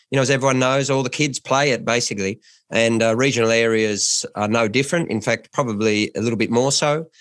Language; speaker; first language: English; native; English